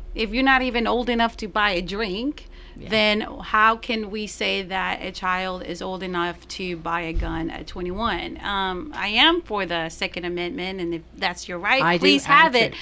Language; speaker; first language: English; non-native, fluent; Spanish